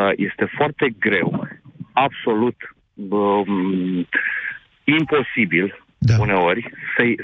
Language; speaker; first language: Romanian; native; Romanian